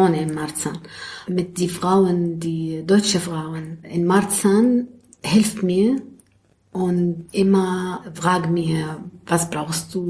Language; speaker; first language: German; non-native, learner; Arabic